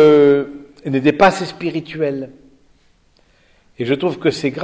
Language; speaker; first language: French; native; French